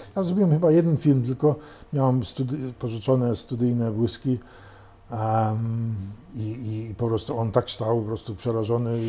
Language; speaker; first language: Polish; early bilingual, heritage; Polish